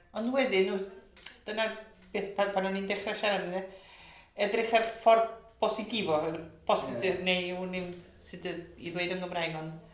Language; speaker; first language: Welsh; early bilingual, heritage; Welsh